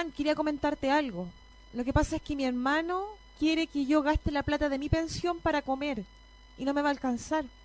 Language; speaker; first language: Spanish; native; Spanish